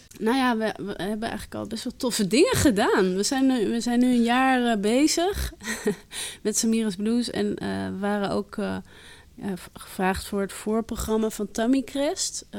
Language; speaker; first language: Dutch; early bilingual, other home language; Arabic